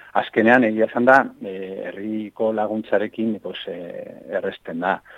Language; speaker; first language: Basque; non-native, local second language; Spanish